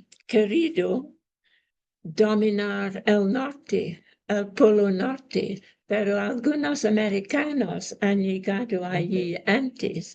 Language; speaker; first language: Spanish; non-native, learner; English